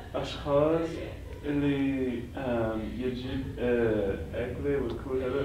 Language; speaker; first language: Arabic; non-native, learner; English